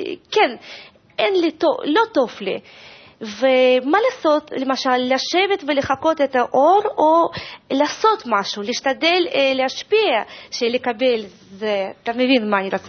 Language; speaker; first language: Hebrew; non-native, learner; Russian